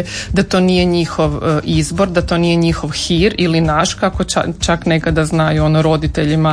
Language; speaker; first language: Croatian; native; Croatian